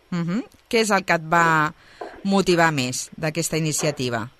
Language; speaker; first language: Catalan; native; Catalan